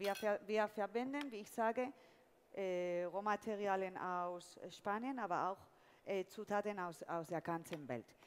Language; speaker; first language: German; non-native, fluent; Spanish